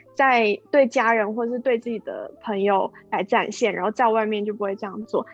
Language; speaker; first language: Chinese; native; Chinese